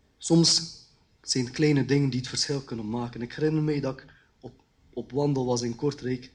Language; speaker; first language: Dutch; early bilingual, other home language; Khmer